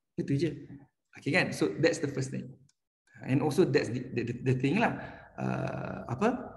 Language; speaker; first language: English; non-native, local second language; Malay